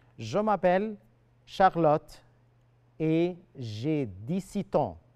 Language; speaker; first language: French; non-native, fluent; Arabic